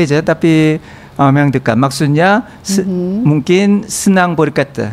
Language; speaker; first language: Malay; non-native, learner; Korean